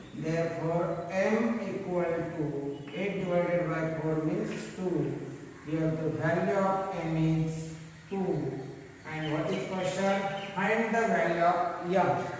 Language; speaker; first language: English; non-native, local second language; Marathi